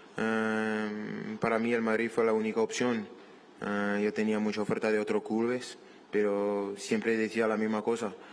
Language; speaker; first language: Spanish; non-native, learner; French